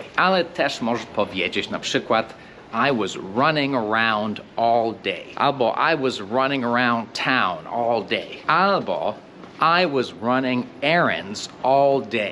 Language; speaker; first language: Polish; non-native, fluent; English